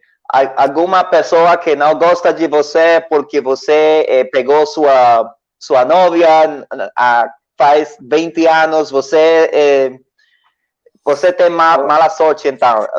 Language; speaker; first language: Portuguese; non-native, learner; Spanish